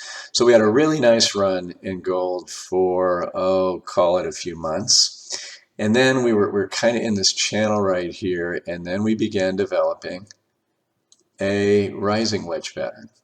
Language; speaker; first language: English; native; English